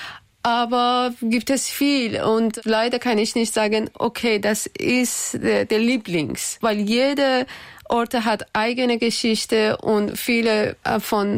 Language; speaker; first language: German; non-native, learner; Persian